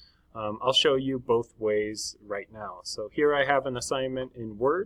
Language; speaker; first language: English; native; English